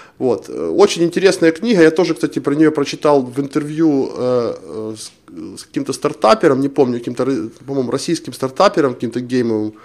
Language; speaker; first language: Russian; non-native, local second language; Ukrainian